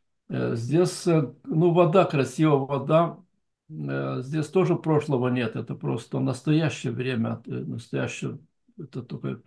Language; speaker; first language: Russian; non-native, fluent; Lithuanian